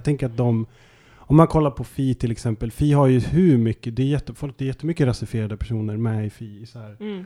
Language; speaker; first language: Swedish; native; Swedish